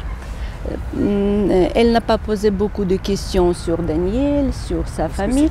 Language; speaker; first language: French; non-native, fluent; Ukrainian